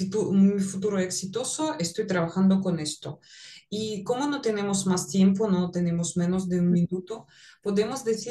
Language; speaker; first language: Spanish; non-native, fluent; Russian